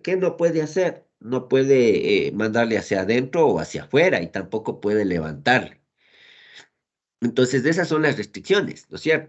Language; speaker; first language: Spanish; native; Spanish